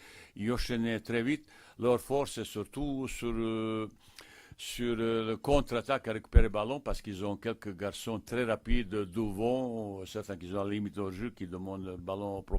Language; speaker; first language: French; non-native, fluent; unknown